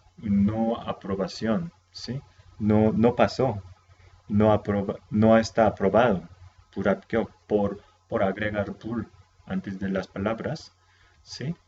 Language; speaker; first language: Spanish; non-native, fluent; Korean